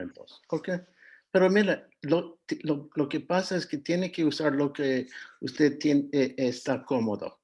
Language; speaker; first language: Spanish; non-native, fluent; English